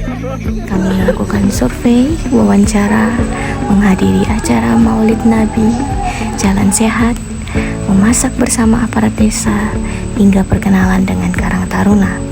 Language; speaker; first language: Indonesian; native; Indonesian